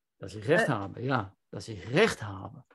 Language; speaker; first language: German; non-native, learner; Dutch